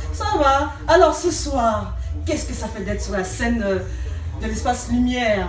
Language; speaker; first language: French; native; French